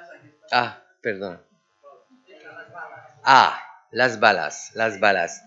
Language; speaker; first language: Spanish; early bilingual, heritage; French